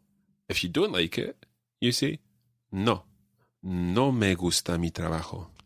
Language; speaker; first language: Spanish; non-native, fluent; English